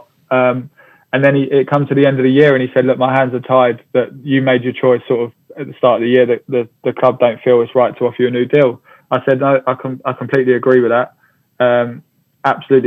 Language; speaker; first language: English; native; English